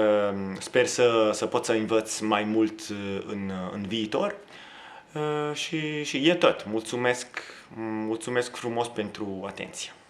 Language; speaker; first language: Romanian; non-native, learner; Italian